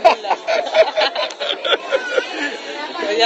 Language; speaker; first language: Hebrew; non-native, learner; Arabic